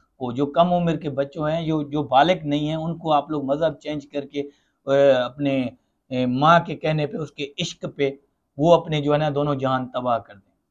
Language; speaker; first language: Urdu; non-native, local second language; Sindhi